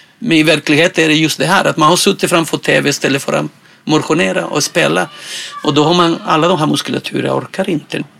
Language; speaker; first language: Swedish; non-native, fluent; Spanish